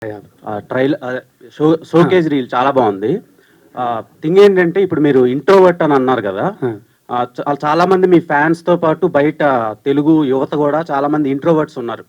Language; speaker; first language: Telugu; native; Telugu